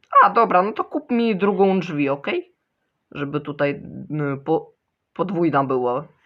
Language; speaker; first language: Polish; early bilingual, other home language; Ukrainian